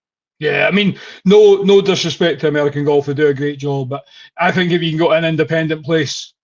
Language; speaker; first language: English; native; English